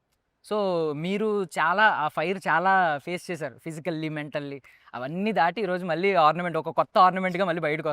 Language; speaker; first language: Telugu; native; Telugu